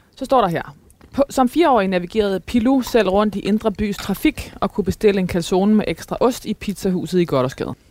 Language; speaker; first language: Danish; native; Danish